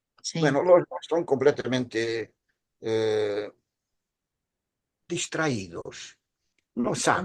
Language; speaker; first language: Spanish; non-native, fluent; Portuguese